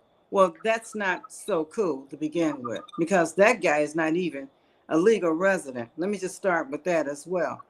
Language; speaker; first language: English; native; English